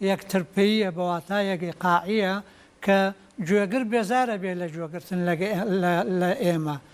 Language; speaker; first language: Central Kurdish; native; Central Kurdish